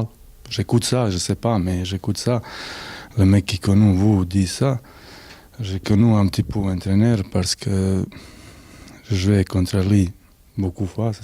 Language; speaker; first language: French; non-native, learner; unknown